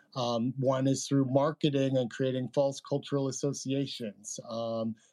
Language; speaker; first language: English; native; English